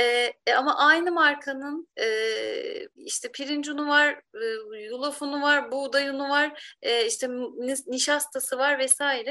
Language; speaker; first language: Turkish; native; Turkish